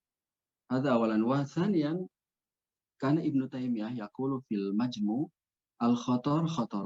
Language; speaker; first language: Arabic; non-native, fluent; Indonesian